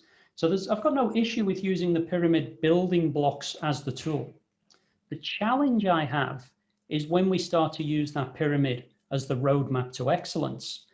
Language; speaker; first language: English; native; English